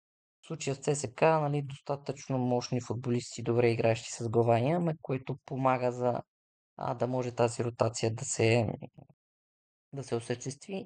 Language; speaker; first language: Bulgarian; native; Bulgarian